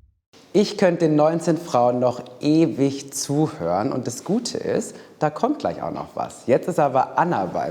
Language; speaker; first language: German; native; German